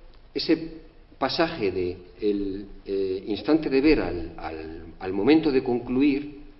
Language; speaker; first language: Spanish; native; Spanish